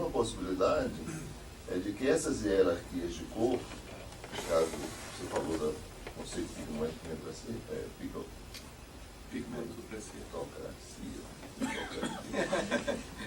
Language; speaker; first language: Portuguese; native; Portuguese